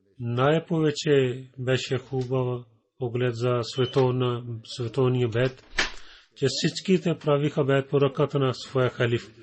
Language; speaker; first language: Bulgarian; non-native, fluent; Urdu